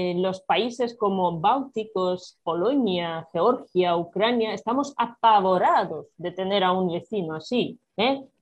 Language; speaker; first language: Spanish; non-native, fluent; Ukrainian